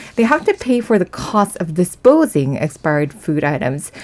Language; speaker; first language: English; non-native, fluent; Korean